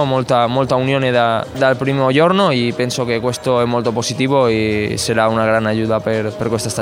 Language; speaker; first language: Italian; non-native, fluent; Spanish